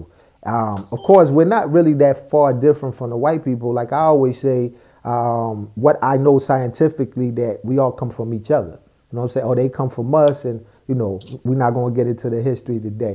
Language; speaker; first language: English; native; English